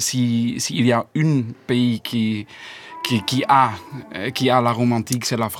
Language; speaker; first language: French; non-native, learner; Dutch